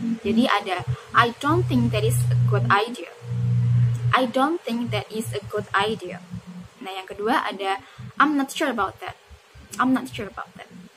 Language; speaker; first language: English; non-native, fluent; Indonesian